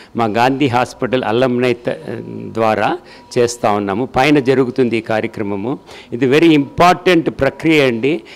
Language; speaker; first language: Telugu; native; Telugu